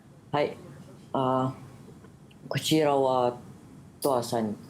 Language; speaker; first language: Japanese; non-native, learner; Malay